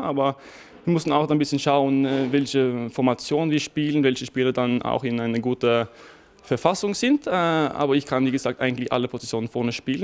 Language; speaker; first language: German; non-native, fluent; Norwegian